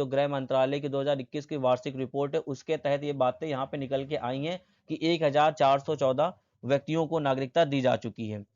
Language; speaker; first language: Hindi; native; Hindi